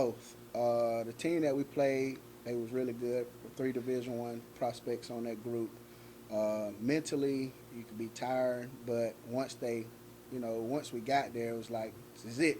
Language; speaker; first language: English; native; English